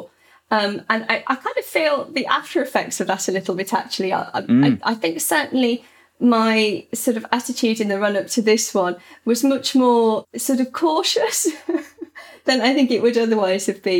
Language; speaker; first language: English; native; English